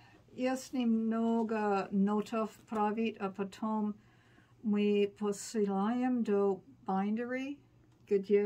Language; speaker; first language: Russian; non-native, learner; English